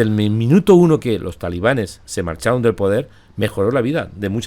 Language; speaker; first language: Spanish; native; Spanish